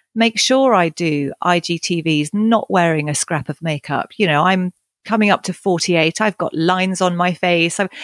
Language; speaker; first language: English; native; English